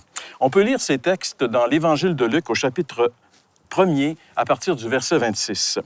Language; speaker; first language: French; native; French